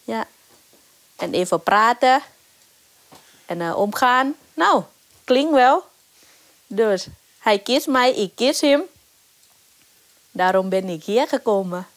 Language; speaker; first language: Dutch; non-native, learner; Thai